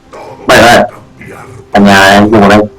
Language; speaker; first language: Basque; non-native, local second language; Spanish